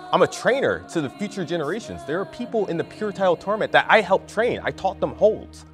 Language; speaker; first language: English; native; English